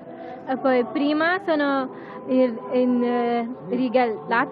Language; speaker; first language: Italian; non-native, learner; Filipino